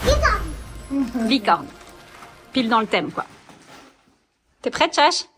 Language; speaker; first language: French; native; French